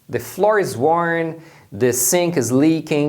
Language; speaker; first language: English; non-native, fluent; Portuguese